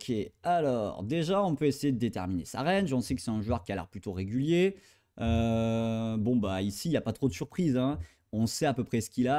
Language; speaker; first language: French; native; French